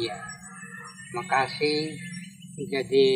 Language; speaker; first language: Indonesian; non-native, local second language; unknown